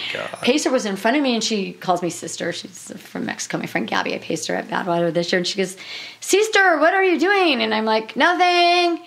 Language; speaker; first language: English; native; English